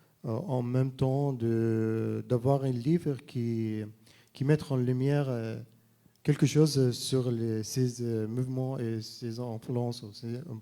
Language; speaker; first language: French; non-native, fluent; Arabic